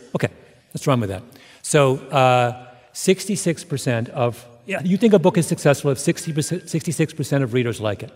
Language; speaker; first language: English; native; English